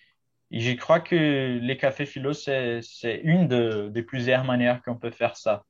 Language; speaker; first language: French; non-native, fluent; Portuguese